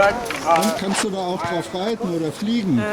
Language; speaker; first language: German; native; German